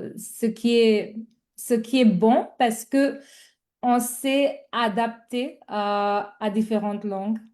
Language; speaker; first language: French; non-native, fluent; Marathi